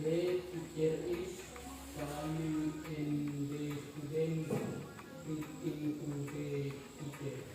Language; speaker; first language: English; non-native, learner; Indonesian